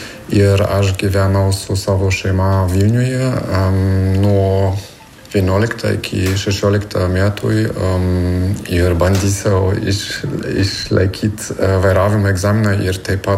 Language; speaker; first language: Lithuanian; non-native, learner; German